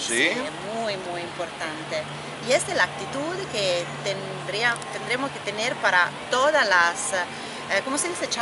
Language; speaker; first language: Spanish; non-native, fluent; Italian